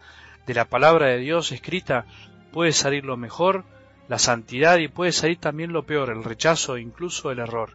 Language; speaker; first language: Spanish; native; Spanish